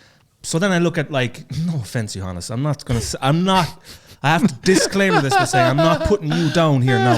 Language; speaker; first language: English; native; English